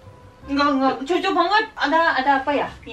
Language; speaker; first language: Indonesian; non-native, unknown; Japanese